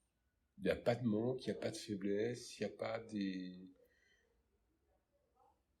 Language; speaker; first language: French; native; French